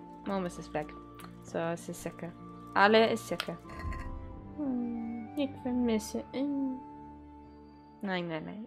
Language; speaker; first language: German; non-native, learner; English